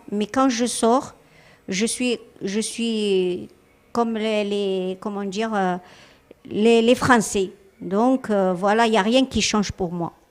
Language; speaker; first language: French; non-native, local second language; Arabic